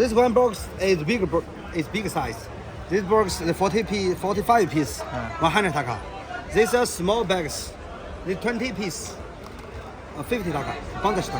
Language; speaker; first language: English; non-native, learner; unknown